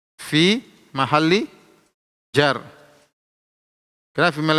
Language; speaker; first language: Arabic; non-native, fluent; Indonesian